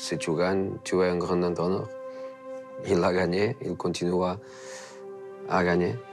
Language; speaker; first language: French; non-native, fluent; Portuguese